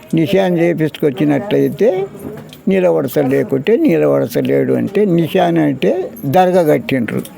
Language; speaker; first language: Telugu; native; Telugu